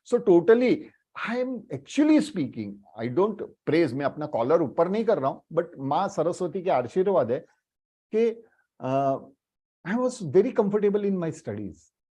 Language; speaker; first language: Hindi; native; Hindi